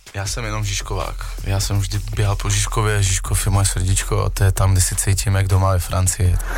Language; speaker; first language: Czech; early bilingual, other home language; French